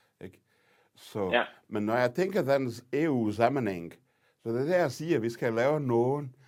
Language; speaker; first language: Danish; non-native, fluent; Portuguese